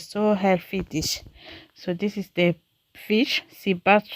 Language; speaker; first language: English; non-native, learner; French